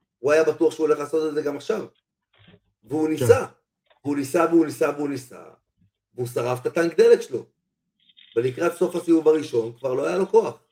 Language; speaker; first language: Hebrew; native; Hebrew